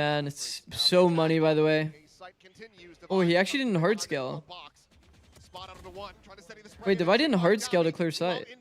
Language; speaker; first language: English; native; English